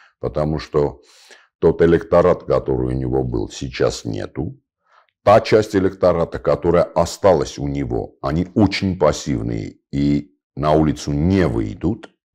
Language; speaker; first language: Russian; non-native, local second language; Armenian